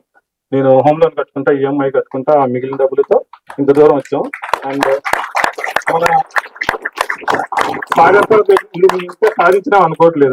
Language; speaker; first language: Telugu; native; Telugu